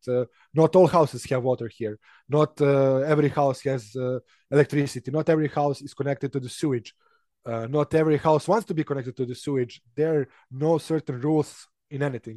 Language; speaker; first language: English; non-native, fluent; Serbian